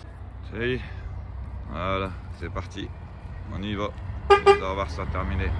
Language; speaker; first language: French; native; French